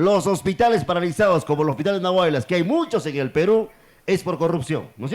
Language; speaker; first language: Spanish; native; Spanish